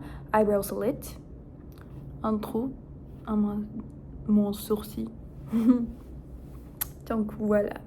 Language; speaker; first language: French; non-native, fluent; Spanish